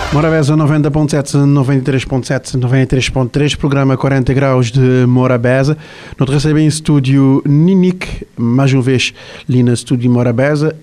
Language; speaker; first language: Portuguese; non-native, local second language; Kabuverdianu